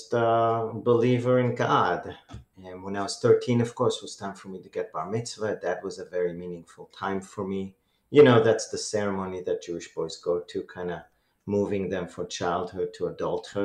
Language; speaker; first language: English; non-native, fluent; Hebrew